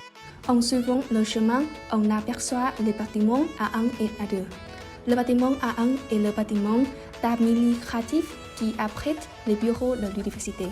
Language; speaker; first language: French; non-native, learner; Vietnamese